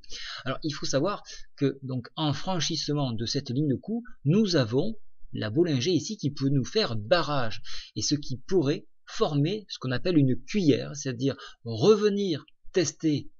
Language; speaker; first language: French; native; French